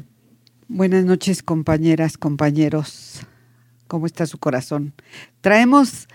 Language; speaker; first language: Spanish; native; Spanish